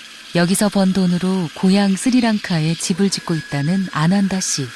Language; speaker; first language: Korean; native; Korean